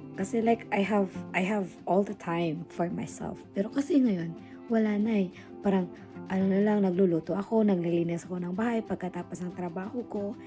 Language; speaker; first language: Filipino; non-native, local second language; Cebuano